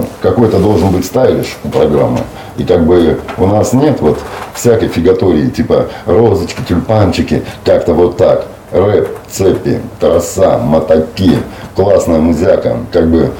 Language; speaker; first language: Russian; native; Russian